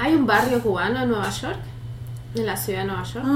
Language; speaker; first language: Spanish; native; Spanish